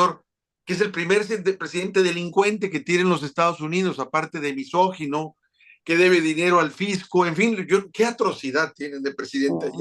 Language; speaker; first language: Spanish; native; Spanish